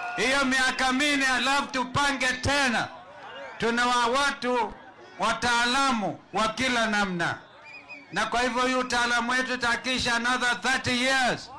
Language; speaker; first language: Swahili; non-native, local second language; Kamba